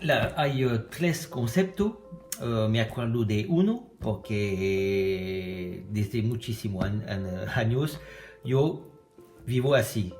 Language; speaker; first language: Spanish; non-native, learner; French